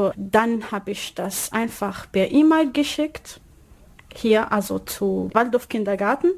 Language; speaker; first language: German; non-native, learner; Arabic